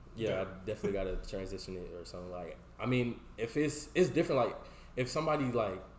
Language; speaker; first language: English; native; English